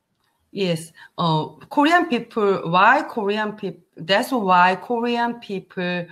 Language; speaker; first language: English; non-native, learner; Korean